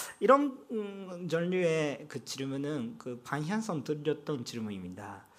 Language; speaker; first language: Korean; non-native, fluent; Japanese